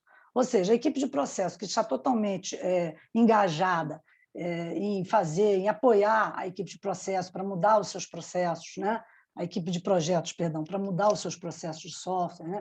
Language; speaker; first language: Portuguese; native; Portuguese